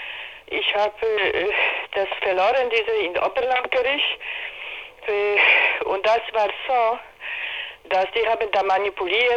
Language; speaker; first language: German; non-native, learner; Polish